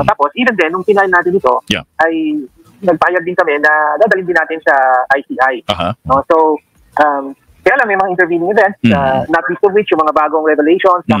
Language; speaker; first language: Filipino; native; Filipino